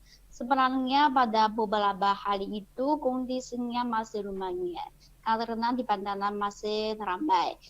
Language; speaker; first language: Indonesian; non-native, fluent; Chinese